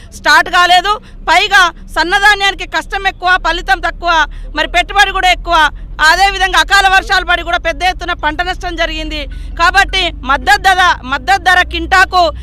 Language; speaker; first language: Telugu; native; Telugu